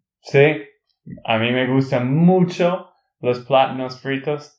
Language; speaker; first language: Spanish; non-native, learner; English